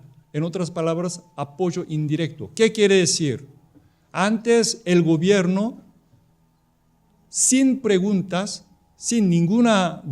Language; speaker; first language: Spanish; non-native, fluent; Korean